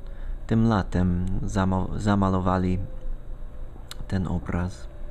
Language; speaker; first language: Polish; non-native, fluent; English